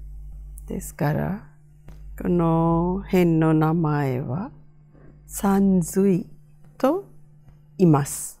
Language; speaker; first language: Japanese; non-native, fluent; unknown